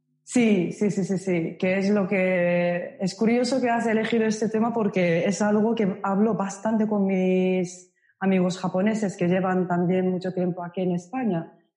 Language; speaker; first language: Spanish; non-native, fluent; Japanese